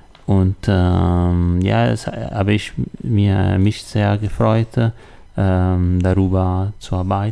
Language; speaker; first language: German; non-native, learner; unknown